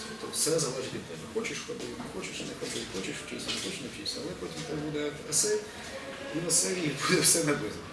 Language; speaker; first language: Ukrainian; native; Ukrainian